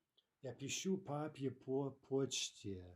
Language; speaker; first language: Russian; non-native, fluent; English